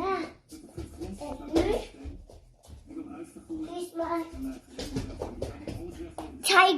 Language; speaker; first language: Dutch; early bilingual, other home language; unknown